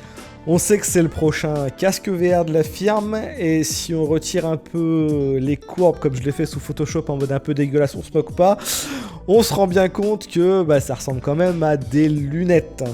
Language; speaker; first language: French; native; French